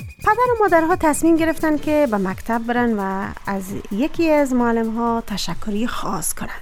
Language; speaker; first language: Persian; native; Persian